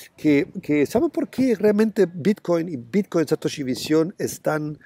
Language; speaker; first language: Spanish; non-native, fluent; German